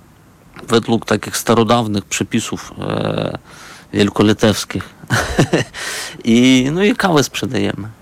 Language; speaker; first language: Polish; non-native, fluent; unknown